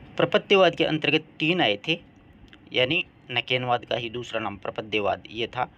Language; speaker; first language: Hindi; native; Hindi